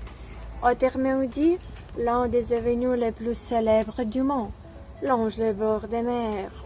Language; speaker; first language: French; non-native, learner; Ukrainian